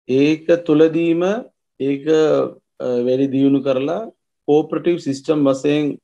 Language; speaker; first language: Sinhala; non-native, local second language; Tamil